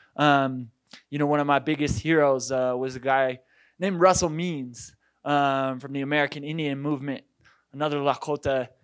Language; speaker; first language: English; native; English